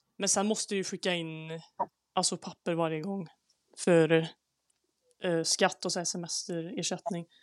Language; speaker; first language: Swedish; native; Swedish